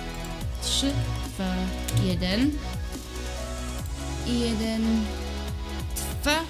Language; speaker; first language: Polish; native; Polish